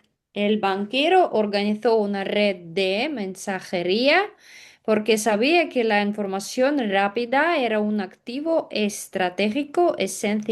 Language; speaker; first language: Spanish; non-native, learner; Russian